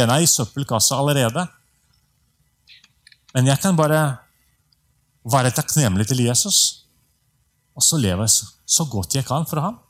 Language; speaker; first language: Norwegian; non-native, fluent; Russian